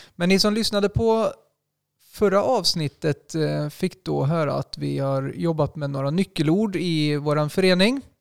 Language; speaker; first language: Swedish; native; Swedish